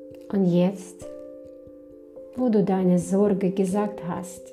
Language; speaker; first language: German; non-native, fluent; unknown